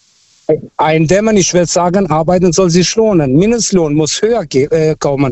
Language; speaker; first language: German; non-native, fluent; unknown